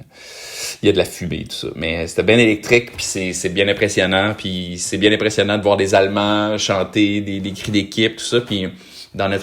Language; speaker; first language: French; native; French